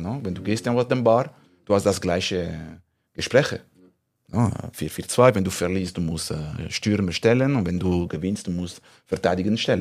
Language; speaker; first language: German; non-native, local second language; French